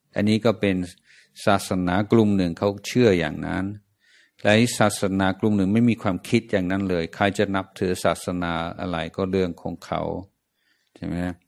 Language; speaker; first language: Thai; non-native, fluent; English